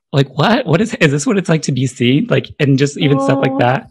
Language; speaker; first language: English; native; English